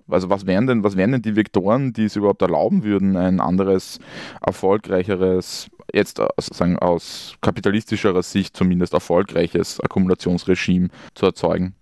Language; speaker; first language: German; native; German